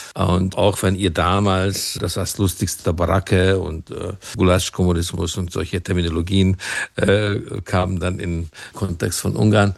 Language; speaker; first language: German; non-native, fluent; Hungarian